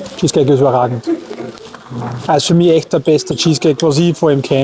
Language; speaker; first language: German; native; German